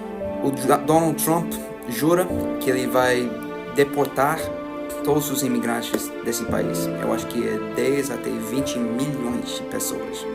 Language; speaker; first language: Portuguese; non-native, fluent; English